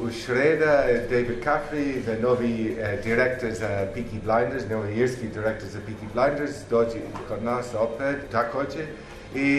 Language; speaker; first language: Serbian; non-native, learner; English